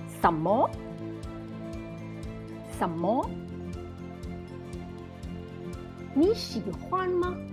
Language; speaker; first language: Chinese; non-native, fluent; Thai